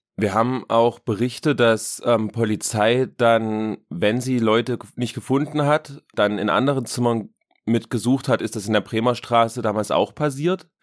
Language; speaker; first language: German; native; German